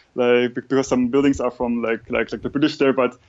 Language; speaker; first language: English; non-native, fluent; German